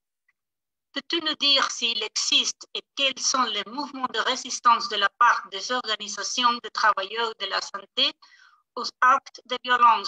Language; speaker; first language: French; non-native, fluent; Spanish